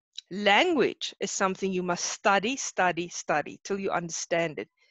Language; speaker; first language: English; non-native, local second language; Afrikaans